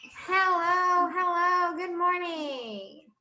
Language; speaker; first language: English; non-native, fluent; Portuguese